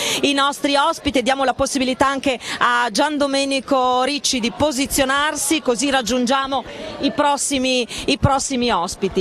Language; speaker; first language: Italian; native; Italian